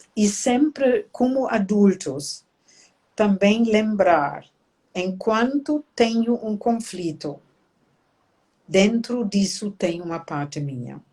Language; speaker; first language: Portuguese; non-native, fluent; German